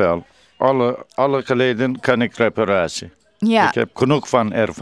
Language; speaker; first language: Dutch; non-native, learner; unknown